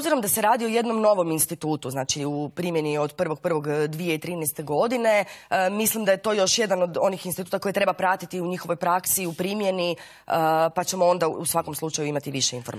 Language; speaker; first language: Croatian; native; Croatian